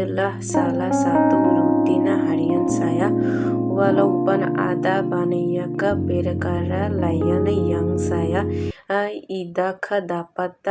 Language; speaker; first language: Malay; non-native, learner; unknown